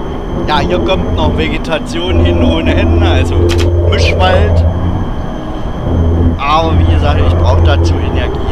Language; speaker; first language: German; native; German